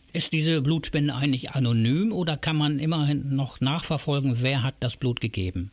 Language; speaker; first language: German; native; German